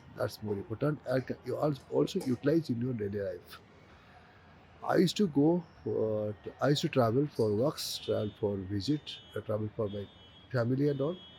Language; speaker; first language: English; non-native, local second language; Hindi